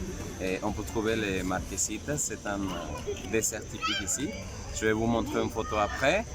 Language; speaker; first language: French; non-native, fluent; Spanish